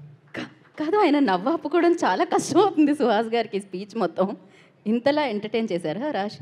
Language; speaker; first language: Telugu; native; Telugu